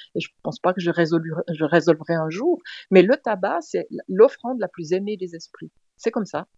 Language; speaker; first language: French; native; French